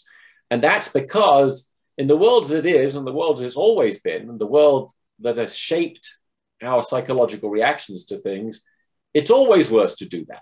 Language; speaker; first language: English; native; English